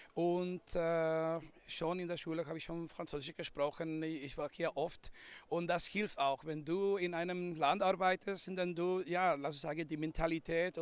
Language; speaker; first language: German; non-native, fluent; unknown